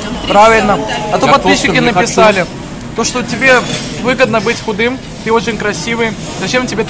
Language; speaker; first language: Russian; native; Russian